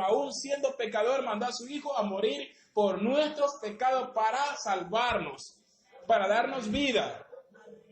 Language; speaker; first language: Spanish; native; Spanish